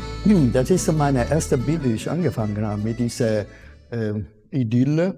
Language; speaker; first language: German; non-native, fluent; Italian